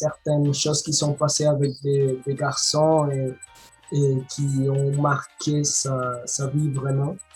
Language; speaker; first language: French; non-native, learner; Spanish